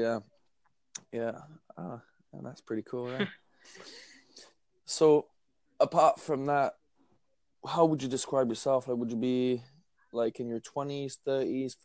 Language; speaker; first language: English; native; English